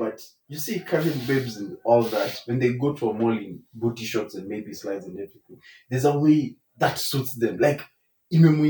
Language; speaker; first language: English; non-native, local second language; Swahili